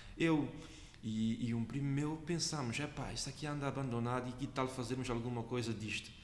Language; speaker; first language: Portuguese; non-native, local second language; Kabuverdianu